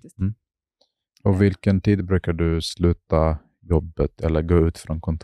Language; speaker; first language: Swedish; non-native, fluent; Arabic